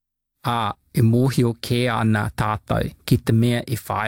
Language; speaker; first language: Māori; non-native, local second language; English